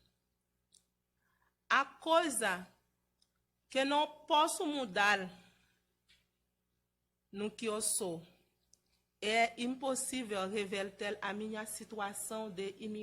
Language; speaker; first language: Portuguese; non-native, fluent; Haitian Creole